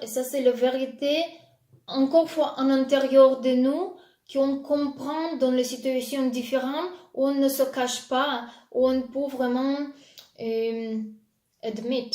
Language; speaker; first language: French; non-native, fluent; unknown